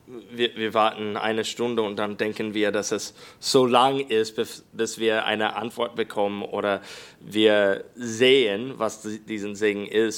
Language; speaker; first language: German; non-native, learner; English